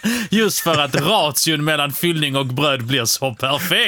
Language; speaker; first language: Swedish; early bilingual, other home language; Polish